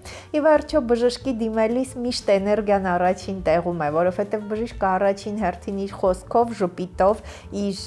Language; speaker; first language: Armenian; native; Armenian